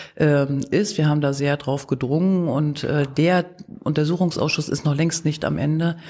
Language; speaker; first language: German; native; German